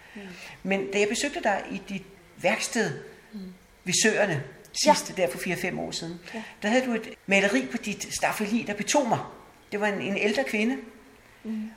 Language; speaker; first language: Danish; native; Danish